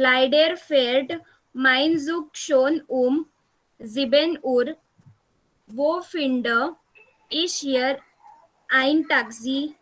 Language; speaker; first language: German; non-native, learner; Marathi